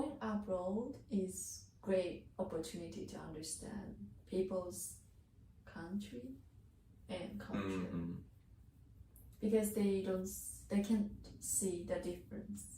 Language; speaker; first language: English; non-native, learner; Japanese